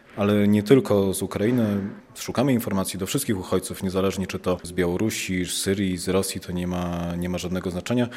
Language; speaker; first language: Polish; native; Polish